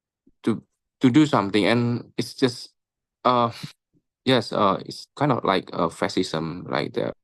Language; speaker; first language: English; non-native, local second language; Indonesian